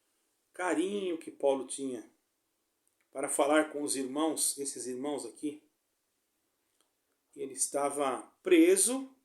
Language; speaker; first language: Portuguese; native; Portuguese